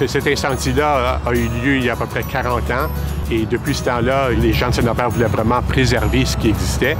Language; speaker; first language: French; native; French